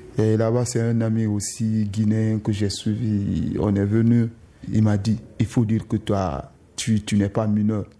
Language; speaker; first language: French; non-native, local second language; Susu